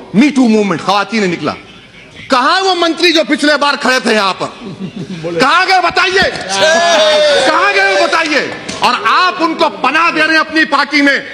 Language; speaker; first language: Urdu; native; Urdu